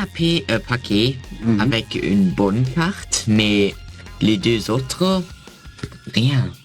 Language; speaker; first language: French; non-native, learner; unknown